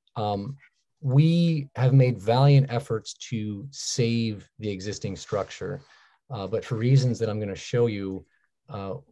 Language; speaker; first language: English; native; English